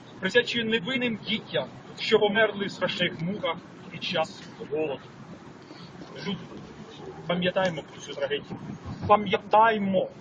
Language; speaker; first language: Ukrainian; native; Ukrainian